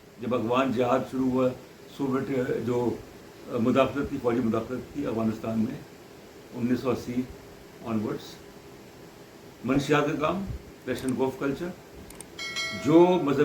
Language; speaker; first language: Urdu; native; Urdu